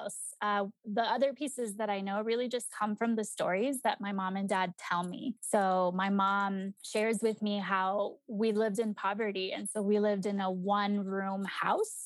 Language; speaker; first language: English; early bilingual, other home language; Spanish